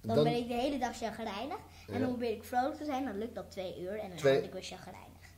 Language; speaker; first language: Dutch; native; Dutch